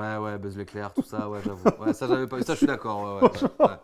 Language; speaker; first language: French; native; French